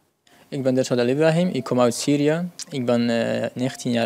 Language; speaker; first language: Dutch; non-native, learner; Arabic